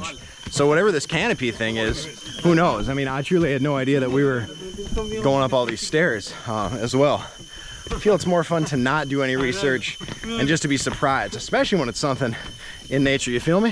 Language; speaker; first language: English; native; English